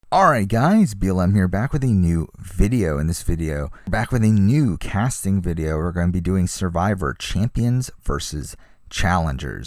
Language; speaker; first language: English; native; English